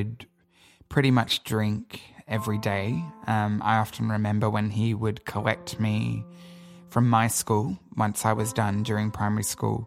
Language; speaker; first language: English; native; English